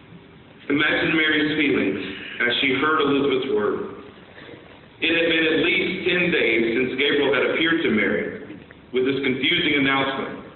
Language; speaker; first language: English; native; English